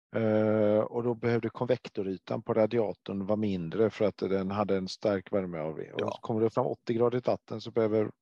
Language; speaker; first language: Swedish; native; Swedish